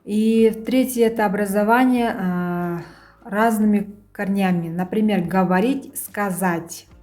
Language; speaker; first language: Russian; non-native, local second language; Kazakh